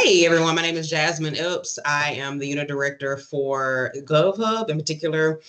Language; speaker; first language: English; native; English